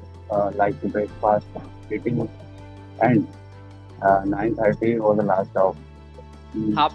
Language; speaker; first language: English; non-native, learner; Hindi